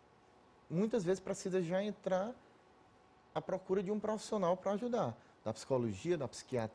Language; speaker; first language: Portuguese; native; Portuguese